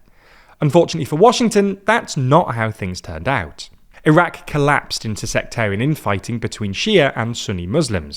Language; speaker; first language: English; native; English